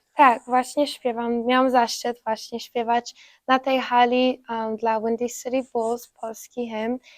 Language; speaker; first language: Polish; early bilingual, heritage; Polish